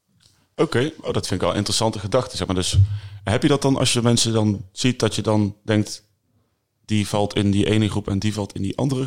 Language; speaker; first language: Dutch; native; Dutch